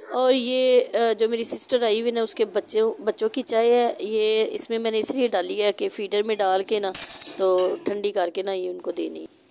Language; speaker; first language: Urdu; non-native, local second language; Punjabi